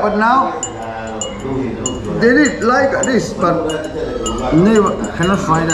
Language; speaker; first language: English; non-native, learner; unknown